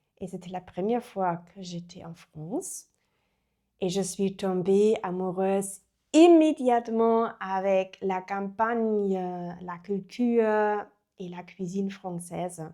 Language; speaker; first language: French; non-native, learner; German